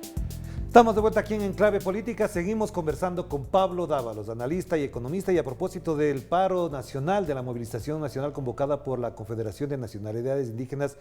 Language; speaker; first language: Spanish; native; Spanish